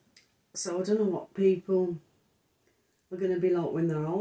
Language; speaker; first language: English; native; English